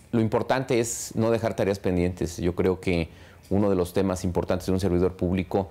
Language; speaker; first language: Spanish; native; Spanish